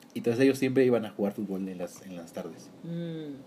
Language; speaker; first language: Spanish; native; Spanish